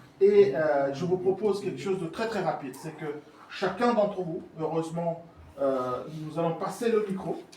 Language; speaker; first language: French; non-native, local second language; Fula